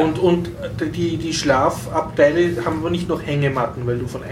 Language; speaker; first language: German; native; German